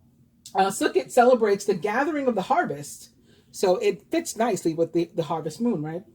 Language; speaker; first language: English; native; English